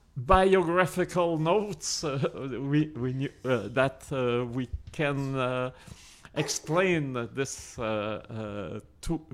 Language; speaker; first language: English; non-native, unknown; French